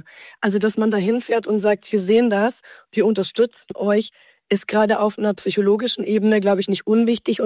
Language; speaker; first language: German; native; German